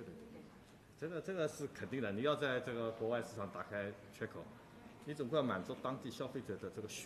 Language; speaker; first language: Chinese; native; Chinese